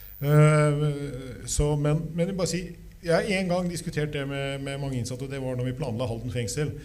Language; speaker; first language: Norwegian; native; Norwegian